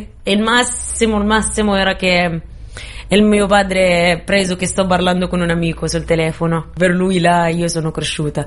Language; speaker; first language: Italian; non-native, fluent; Arabic